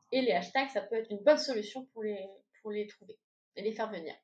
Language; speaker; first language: French; native; French